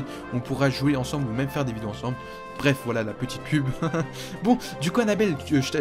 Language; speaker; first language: French; native; French